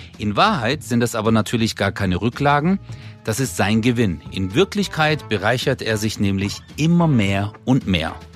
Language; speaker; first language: German; early bilingual, other home language; Turkish